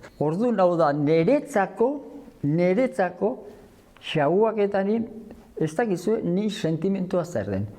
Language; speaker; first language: Basque; native; Basque